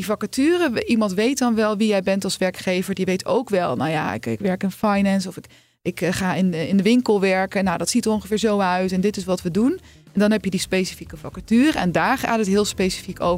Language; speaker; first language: Dutch; native; Dutch